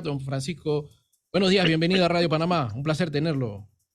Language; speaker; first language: Spanish; native; Spanish